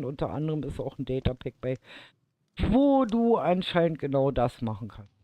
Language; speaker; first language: German; native; German